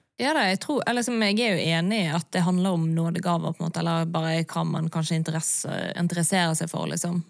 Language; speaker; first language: Norwegian; native; Norwegian